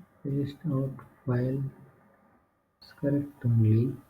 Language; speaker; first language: English; non-native, local second language; Telugu